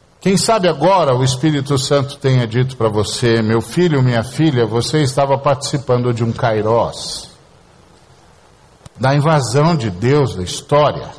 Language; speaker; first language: Portuguese; native; Portuguese